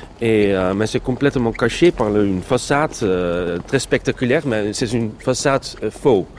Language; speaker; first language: French; non-native, fluent; Dutch